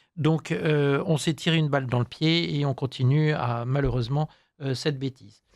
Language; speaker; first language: French; native; French